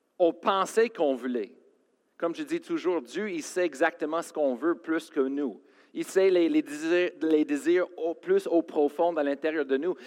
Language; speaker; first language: French; non-native, fluent; English